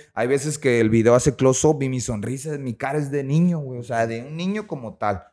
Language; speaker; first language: Spanish; native; Spanish